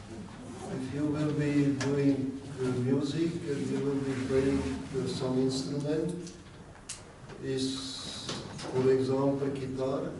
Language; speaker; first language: English; non-native, learner; Czech